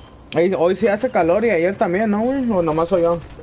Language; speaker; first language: Spanish; early bilingual, heritage; Spanish